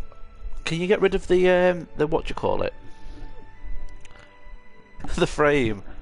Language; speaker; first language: English; native; English